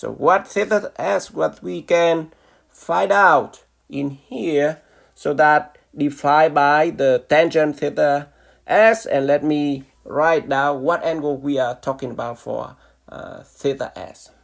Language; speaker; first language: English; non-native, fluent; Vietnamese